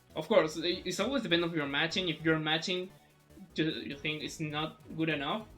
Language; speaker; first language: English; non-native, fluent; Spanish